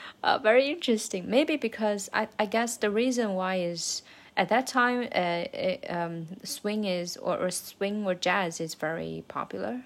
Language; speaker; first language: English; non-native, learner; Chinese